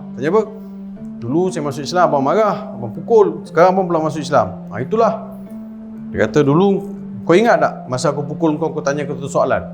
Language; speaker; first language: Malay; non-native, local second language; Tamil